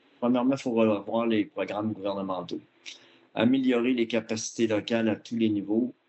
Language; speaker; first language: French; native; French